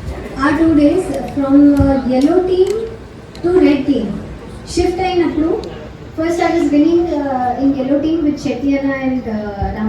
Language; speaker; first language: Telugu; non-native, learner; Hindi